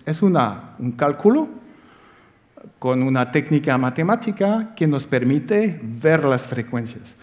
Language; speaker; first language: Spanish; non-native, fluent; French